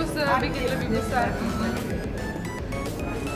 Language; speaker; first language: Indonesian; non-native, fluent; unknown